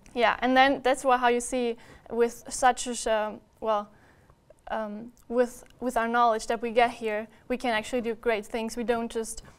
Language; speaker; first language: English; non-native, fluent; German